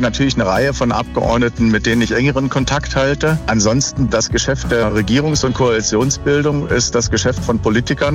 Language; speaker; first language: German; native; German